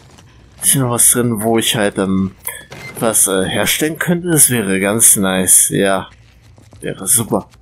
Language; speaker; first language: German; native; German